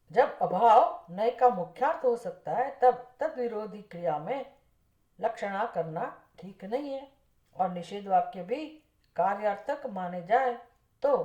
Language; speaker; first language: Hindi; non-native, local second language; Gujarati